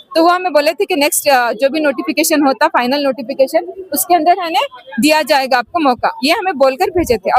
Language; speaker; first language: Urdu; native; Urdu